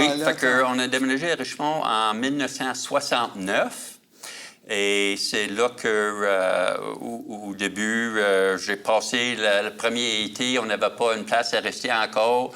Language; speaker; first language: French; native; French